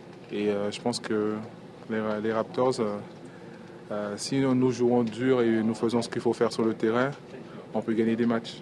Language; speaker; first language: French; native; French